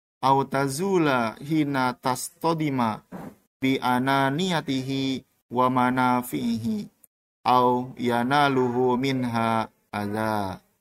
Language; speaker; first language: Arabic; non-native, fluent; Indonesian